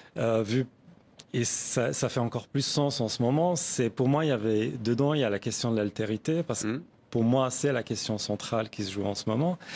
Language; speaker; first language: French; non-native, local second language; Arabic